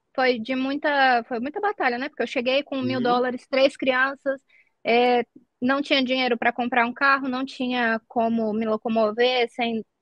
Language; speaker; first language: Portuguese; native; Portuguese